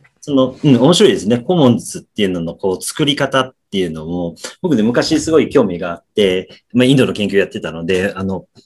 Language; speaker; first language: Japanese; native; Japanese